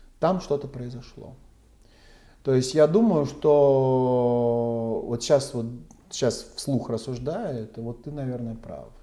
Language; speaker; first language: Russian; native; Russian